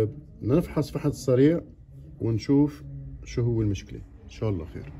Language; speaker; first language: Arabic; native; Arabic